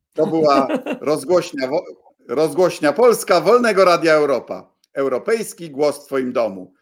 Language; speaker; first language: Polish; native; Polish